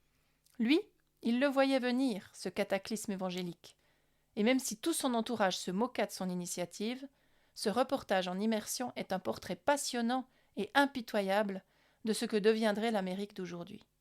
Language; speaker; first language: French; native; French